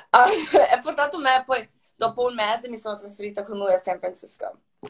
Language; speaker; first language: Italian; non-native, fluent; Croatian